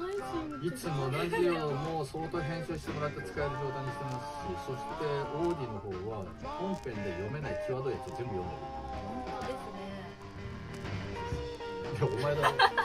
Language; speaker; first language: Japanese; native; Japanese